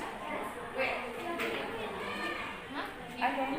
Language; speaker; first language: English; non-native, learner; Indonesian